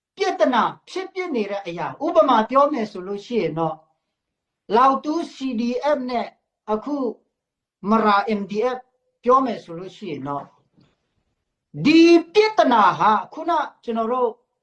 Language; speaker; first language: Burmese; non-native, local second language; Hakha Chin